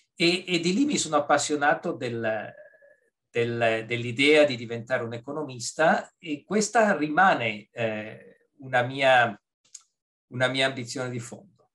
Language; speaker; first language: Italian; native; Italian